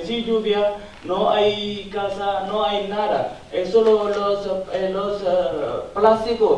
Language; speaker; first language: Spanish; non-native, learner; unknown